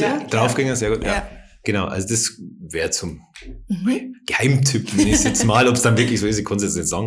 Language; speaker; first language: German; native; German